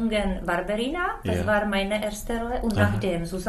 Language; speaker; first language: German; non-native, learner; Czech